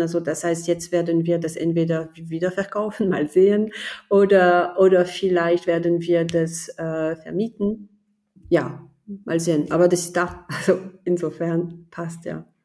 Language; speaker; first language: German; non-native, fluent; French